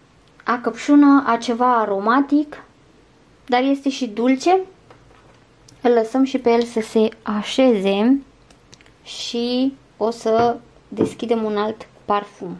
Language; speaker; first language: Romanian; native; Romanian